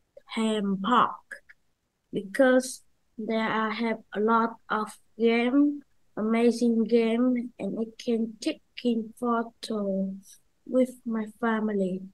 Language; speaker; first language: English; non-native, learner; Vietnamese